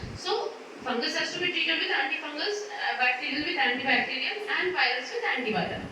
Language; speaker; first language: English; non-native, local second language; Malayalam